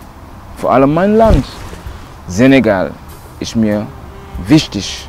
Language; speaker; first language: German; non-native, local second language; Wolof